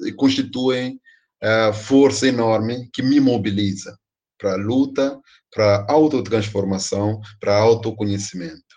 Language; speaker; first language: Portuguese; non-native, local second language; Kabuverdianu